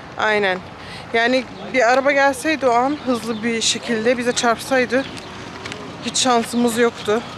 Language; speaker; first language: Turkish; early bilingual, heritage; Turkish